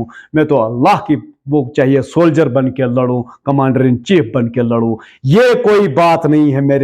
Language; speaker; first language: Urdu; native; Urdu